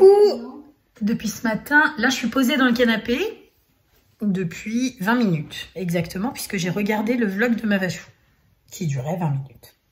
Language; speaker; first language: French; native; French